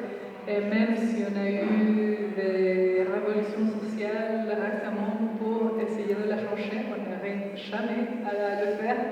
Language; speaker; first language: French; non-native, fluent; Spanish